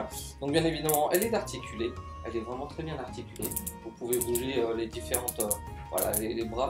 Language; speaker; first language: French; native; French